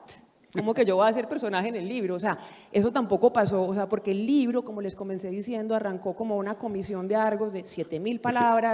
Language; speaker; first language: Spanish; native; Spanish